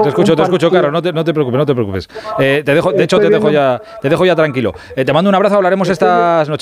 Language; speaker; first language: Spanish; native; Spanish